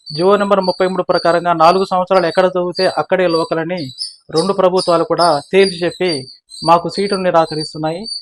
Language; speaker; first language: Telugu; native; Telugu